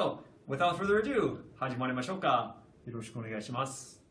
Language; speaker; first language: Japanese; non-native, learner; English